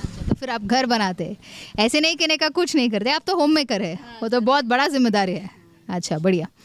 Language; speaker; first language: Hindi; non-native, local second language; Kannada